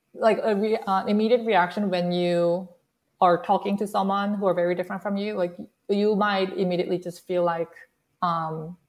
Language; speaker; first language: English; non-native, fluent; Korean